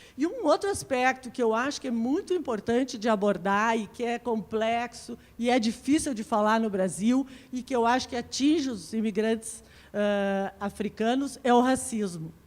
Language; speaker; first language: Portuguese; native; Portuguese